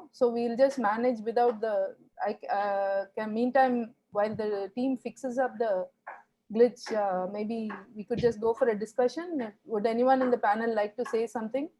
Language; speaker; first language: English; non-native, local second language; Tamil